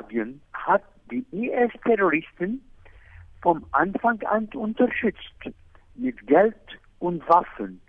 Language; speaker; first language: German; non-native, fluent; Arabic